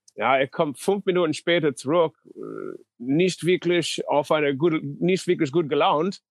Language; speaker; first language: German; non-native, fluent; English